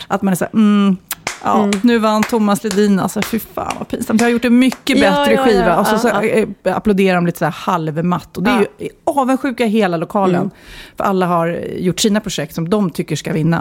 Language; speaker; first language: Swedish; native; Swedish